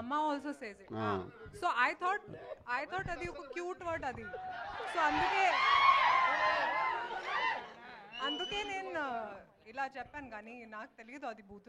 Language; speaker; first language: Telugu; non-native, learner; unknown